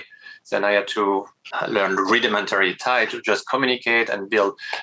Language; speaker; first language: English; non-native, fluent; French